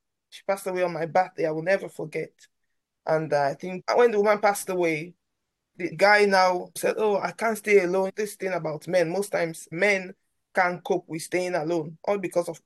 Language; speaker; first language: English; non-native, local second language; Krio